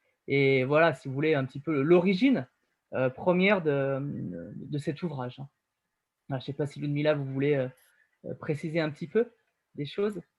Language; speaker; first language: French; native; French